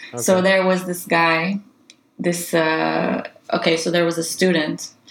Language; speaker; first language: English; non-native, fluent; Hebrew